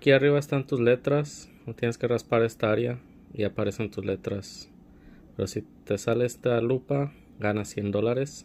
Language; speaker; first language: Spanish; early bilingual, heritage; Spanish